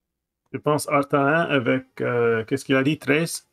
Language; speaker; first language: French; non-native, fluent; English